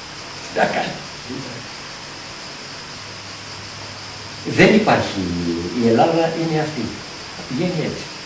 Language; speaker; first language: Greek; native; Greek